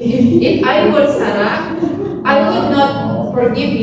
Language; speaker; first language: English; non-native, fluent; Indonesian